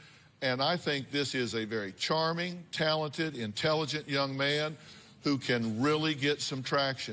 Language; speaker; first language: English; native; English